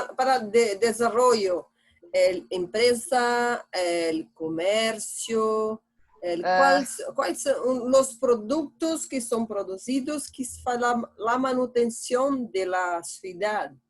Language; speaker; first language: Spanish; non-native, learner; Portuguese